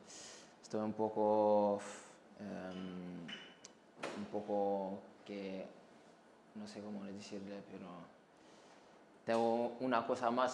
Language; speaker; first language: Spanish; non-native, learner; Arabic